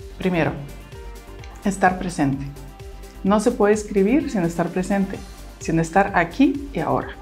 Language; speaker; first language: Spanish; non-native, fluent; Russian